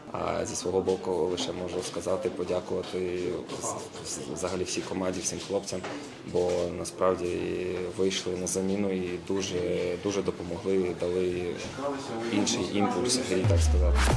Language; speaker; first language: Ukrainian; native; Ukrainian